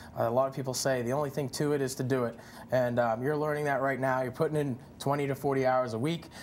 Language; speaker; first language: English; native; English